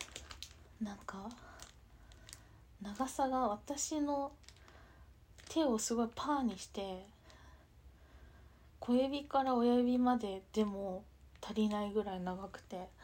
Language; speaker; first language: Japanese; native; Japanese